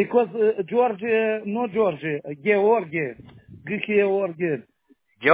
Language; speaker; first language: English; non-native, learner; Romanian